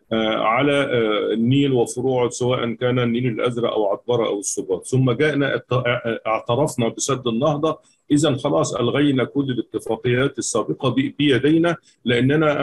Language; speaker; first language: Arabic; native; Arabic